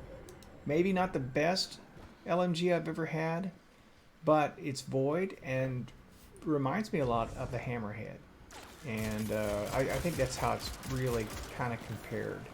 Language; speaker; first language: English; native; English